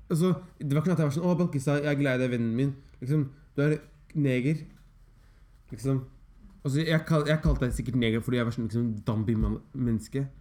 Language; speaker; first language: Norwegian; early bilingual, other home language; Somali